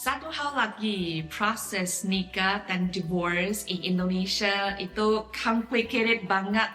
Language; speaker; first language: Indonesian; non-native, fluent; Chinese